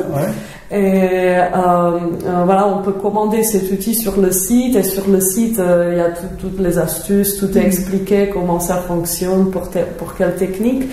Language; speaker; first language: French; non-native, fluent; Czech